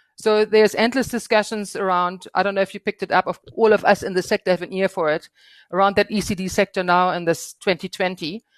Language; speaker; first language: English; non-native, fluent; German